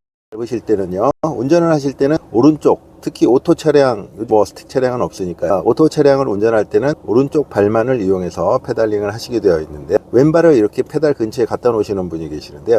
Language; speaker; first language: Korean; native; Korean